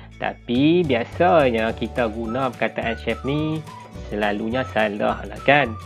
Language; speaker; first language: Malay; native; Malay